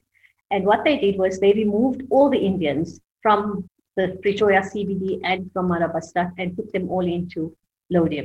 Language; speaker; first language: English; native; English